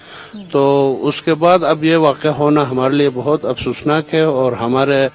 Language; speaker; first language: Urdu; non-native, local second language; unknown